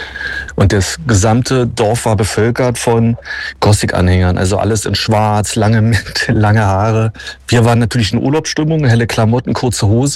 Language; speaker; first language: German; native; German